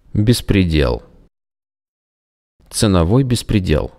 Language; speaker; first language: Russian; native; Russian